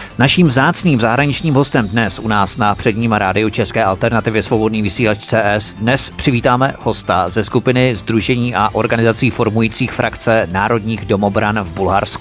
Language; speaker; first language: Czech; native; Czech